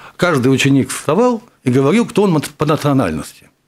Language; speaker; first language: Russian; native; Russian